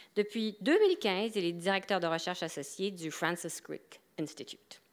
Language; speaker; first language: French; native; French